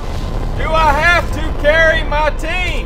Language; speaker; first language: English; native; English